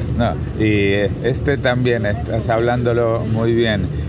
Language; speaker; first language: Spanish; native; Spanish